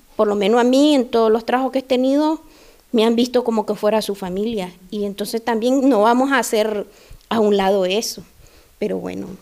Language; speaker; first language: Spanish; native; Spanish